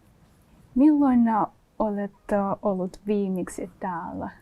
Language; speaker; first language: Finnish; non-native, fluent; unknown